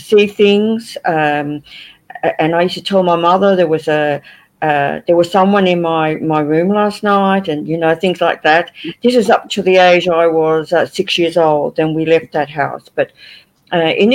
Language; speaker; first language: English; native; English